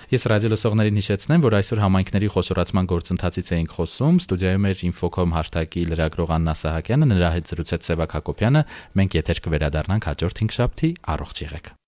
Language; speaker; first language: Armenian; native; Armenian